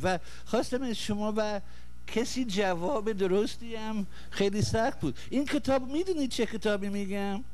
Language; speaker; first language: Persian; non-native, fluent; English